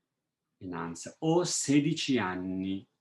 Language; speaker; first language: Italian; non-native, fluent; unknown